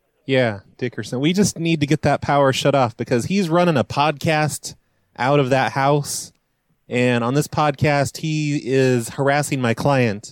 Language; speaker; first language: English; native; English